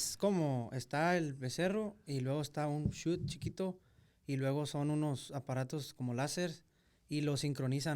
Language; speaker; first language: Spanish; native; Spanish